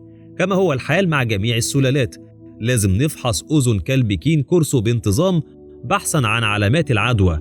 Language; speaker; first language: Arabic; native; Arabic